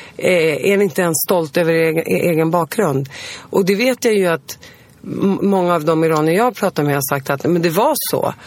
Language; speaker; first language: Swedish; early bilingual, other home language; Arabic